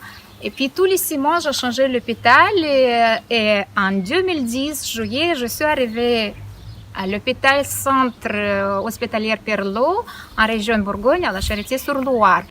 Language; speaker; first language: French; non-native, fluent; Romanian